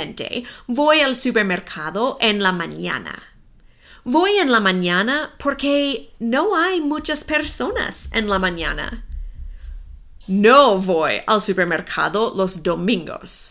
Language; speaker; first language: Spanish; non-native, fluent; English